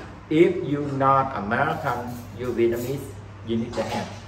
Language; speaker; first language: English; non-native, learner; Vietnamese